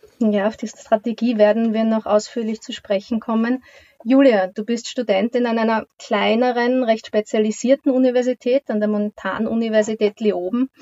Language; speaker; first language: German; native; German